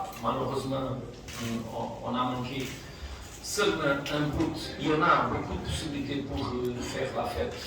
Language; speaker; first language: French; non-native, fluent; Portuguese